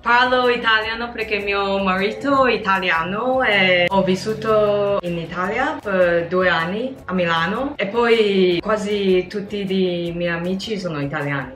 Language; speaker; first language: Italian; non-native, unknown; Chinese